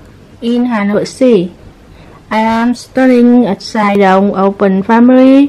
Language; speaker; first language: English; non-native, learner; Vietnamese